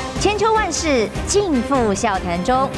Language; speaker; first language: Chinese; native; Chinese